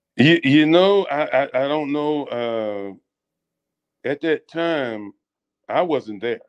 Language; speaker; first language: English; native; English